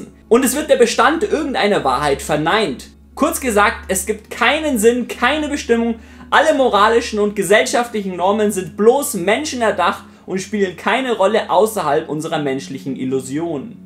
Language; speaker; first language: German; native; German